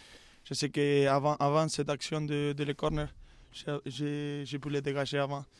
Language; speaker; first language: French; non-native, learner; Spanish